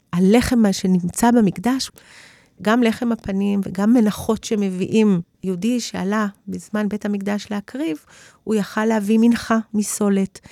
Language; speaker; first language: Hebrew; early bilingual, other home language; English